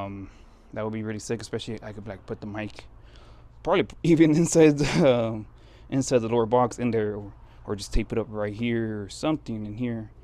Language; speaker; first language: English; native; English